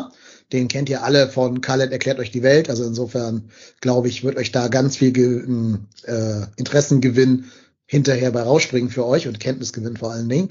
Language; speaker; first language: German; native; German